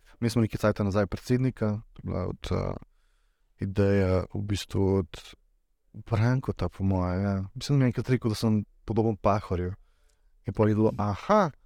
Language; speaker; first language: Slovenian; native; Slovenian